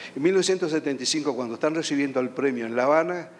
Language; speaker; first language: Spanish; native; Spanish